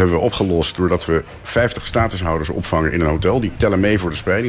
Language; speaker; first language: Dutch; native; Dutch